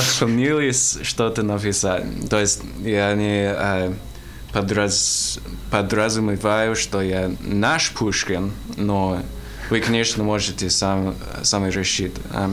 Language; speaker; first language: Russian; non-native, learner; English